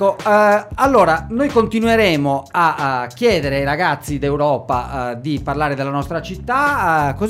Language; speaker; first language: Italian; native; Italian